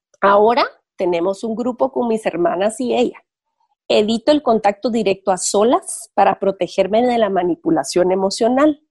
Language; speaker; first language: Spanish; native; Spanish